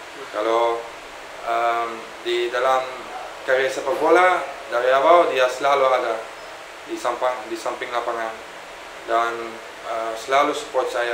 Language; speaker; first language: Indonesian; non-native, fluent; Dutch